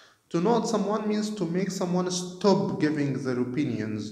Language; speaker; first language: English; non-native, fluent; Arabic